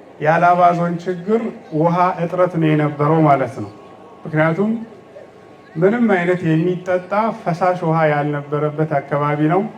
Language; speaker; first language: Amharic; non-native, local second language; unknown